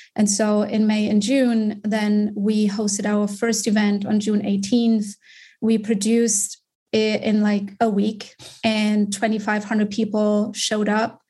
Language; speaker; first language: English; non-native, fluent; German